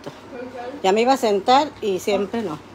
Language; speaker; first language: Spanish; native; Spanish